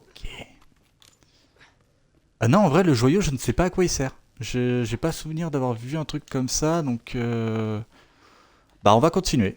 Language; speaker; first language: French; native; French